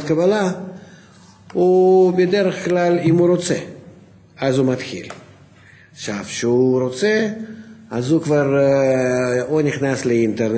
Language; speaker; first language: Hebrew; non-native, fluent; Russian